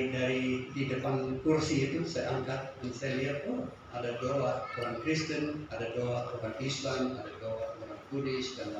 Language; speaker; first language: Indonesian; non-native, fluent; English